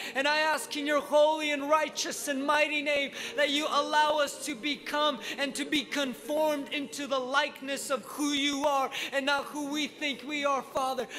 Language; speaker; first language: English; native; English